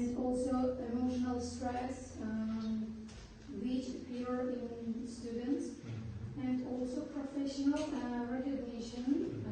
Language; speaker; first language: English; non-native, learner; Uzbek